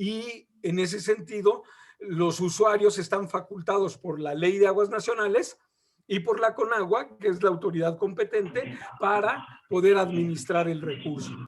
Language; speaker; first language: Spanish; native; Spanish